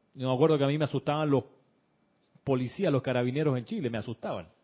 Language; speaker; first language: Spanish; native; Spanish